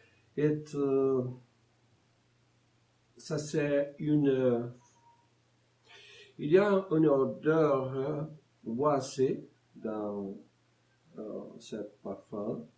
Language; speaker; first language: French; non-native, learner; Portuguese